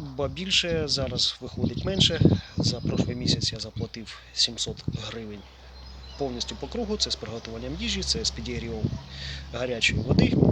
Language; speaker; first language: Ukrainian; native; Ukrainian